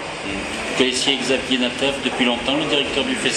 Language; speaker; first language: French; native; French